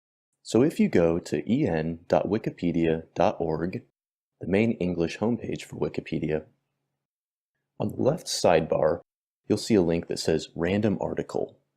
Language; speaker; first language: English; native; English